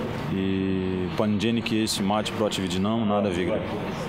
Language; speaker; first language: Russian; non-native, learner; Portuguese